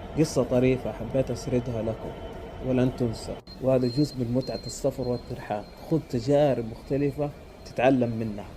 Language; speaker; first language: Egyptian Arabic; non-native, learner; Arabic